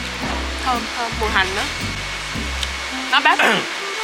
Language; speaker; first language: Vietnamese; early bilingual, heritage; Vietnamese